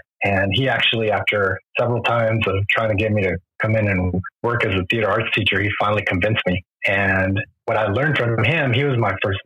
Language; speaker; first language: English; non-native, fluent; Spanish